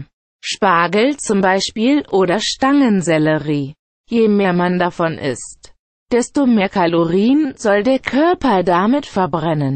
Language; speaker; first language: German; native; German